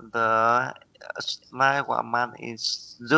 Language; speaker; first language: English; non-native, learner; Vietnamese